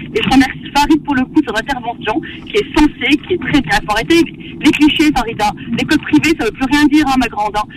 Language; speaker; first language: French; early bilingual, other home language; Arabic